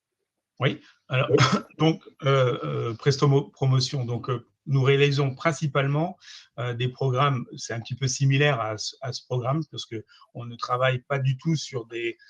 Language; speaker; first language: French; native; French